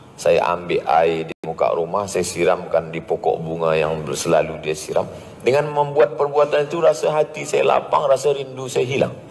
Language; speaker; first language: Malay; native; Malay